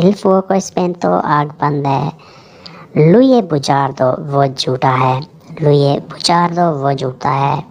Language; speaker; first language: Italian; non-native, learner; Urdu